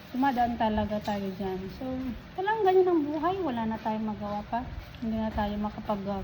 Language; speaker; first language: Filipino; non-native, local second language; Iloko